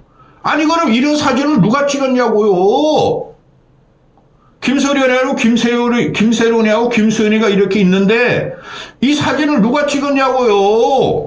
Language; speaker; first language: Korean; native; Korean